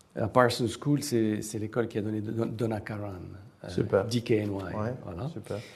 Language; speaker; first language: French; non-native, local second language; Arabic